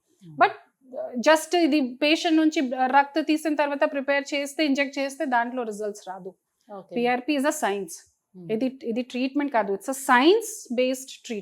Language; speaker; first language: Telugu; non-native, local second language; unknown